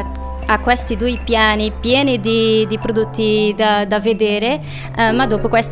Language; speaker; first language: Italian; non-native, learner; Portuguese